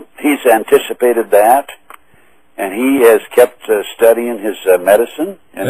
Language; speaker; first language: English; native; English